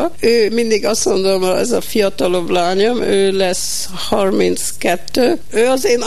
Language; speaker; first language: Hungarian; early bilingual, heritage; Hungarian